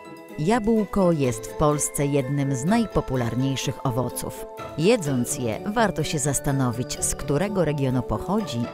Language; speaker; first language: Polish; native; Polish